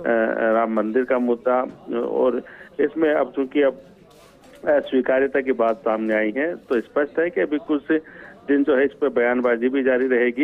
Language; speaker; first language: Hindi; native; Hindi